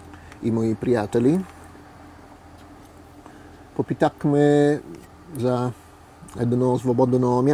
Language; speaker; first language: Bulgarian; non-native, learner; Italian